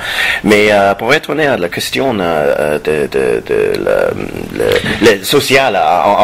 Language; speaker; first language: French; non-native, fluent; English